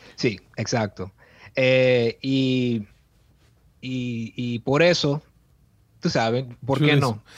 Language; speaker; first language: Spanish; early bilingual, heritage; Spanish